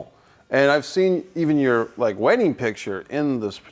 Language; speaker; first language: English; native; English